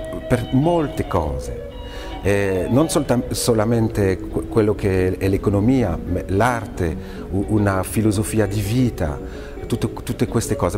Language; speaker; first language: Italian; non-native, fluent; French